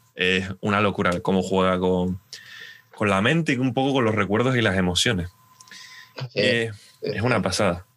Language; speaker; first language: Spanish; native; Spanish